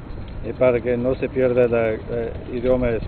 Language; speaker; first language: Spanish; early bilingual, heritage; Spanish